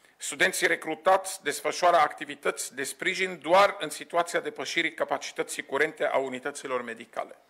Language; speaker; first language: Romanian; non-native, fluent; Arabic